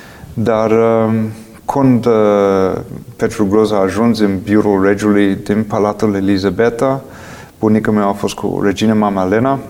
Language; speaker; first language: Romanian; non-native, fluent; English